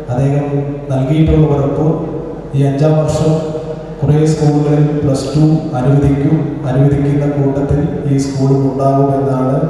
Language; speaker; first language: Malayalam; native; Malayalam